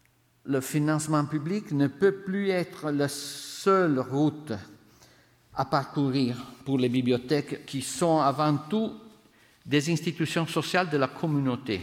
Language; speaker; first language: French; non-native, fluent; Italian